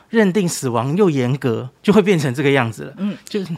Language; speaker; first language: Chinese; native; Chinese